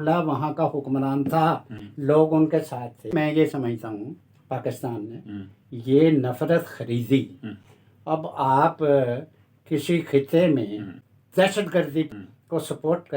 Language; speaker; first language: Urdu; non-native, local second language; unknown